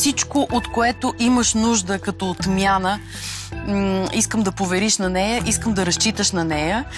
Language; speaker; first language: Bulgarian; native; Bulgarian